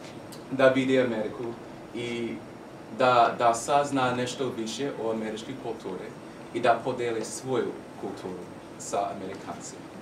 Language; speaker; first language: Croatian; non-native, learner; English